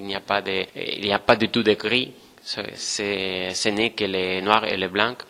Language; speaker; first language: French; non-native, fluent; Spanish